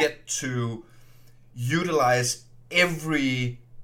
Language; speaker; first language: English; non-native, fluent; Danish